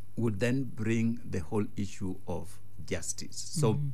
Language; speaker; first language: English; non-native, local second language; Luo (Kenya and Tanzania)